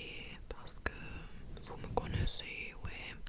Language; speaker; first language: French; non-native, fluent; English